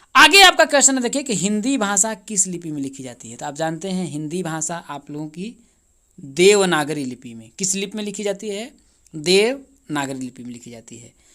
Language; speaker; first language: Hindi; native; Hindi